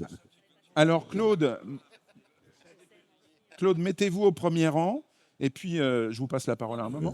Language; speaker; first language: French; native; French